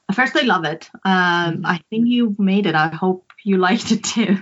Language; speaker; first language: English; non-native, fluent; Persian